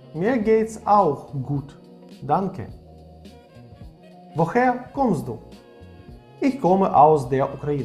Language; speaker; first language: German; non-native, fluent; Ukrainian